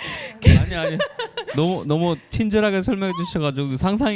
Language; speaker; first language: Korean; non-native, fluent; Bangla